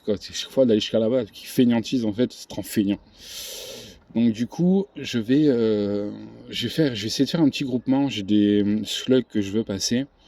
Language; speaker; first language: French; native; French